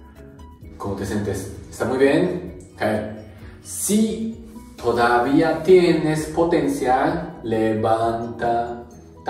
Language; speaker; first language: Spanish; non-native, learner; Japanese